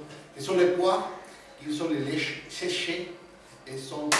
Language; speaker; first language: French; non-native, learner; Spanish